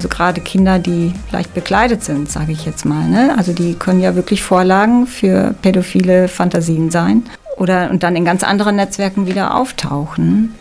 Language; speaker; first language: German; native; German